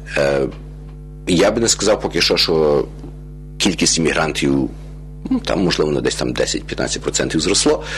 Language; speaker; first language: Ukrainian; early bilingual, heritage; Ukrainian